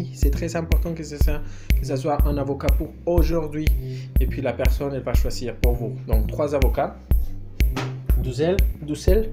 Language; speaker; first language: French; non-native, fluent; Spanish